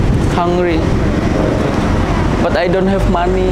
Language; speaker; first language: English; non-native, learner; Indonesian